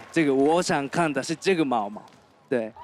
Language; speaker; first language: Chinese; non-native, learner; Japanese